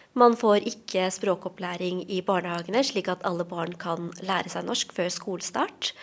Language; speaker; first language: Norwegian; native; Norwegian